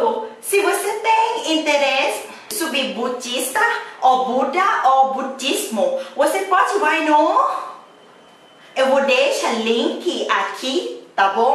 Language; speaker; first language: Portuguese; non-native, learner; Thai